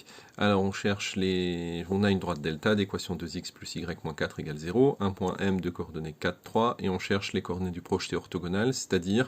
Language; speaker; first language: French; native; French